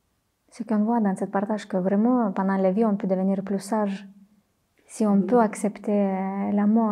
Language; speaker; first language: French; non-native, fluent; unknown